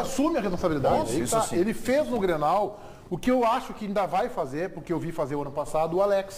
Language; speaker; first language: Portuguese; native; Portuguese